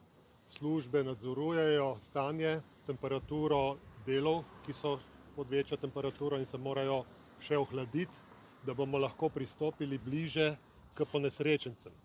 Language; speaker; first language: Slovenian; native; Slovenian